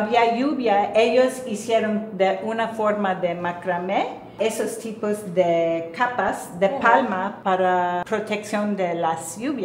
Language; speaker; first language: Spanish; non-native, fluent; English